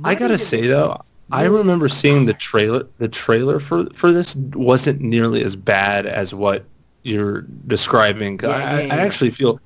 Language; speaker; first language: English; native; English